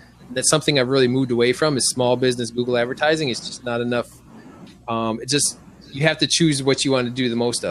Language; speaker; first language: English; native; English